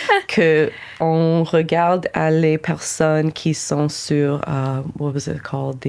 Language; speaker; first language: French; non-native, local second language; English